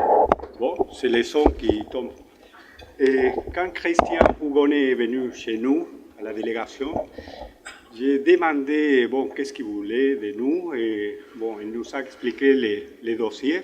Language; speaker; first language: French; non-native, fluent; Spanish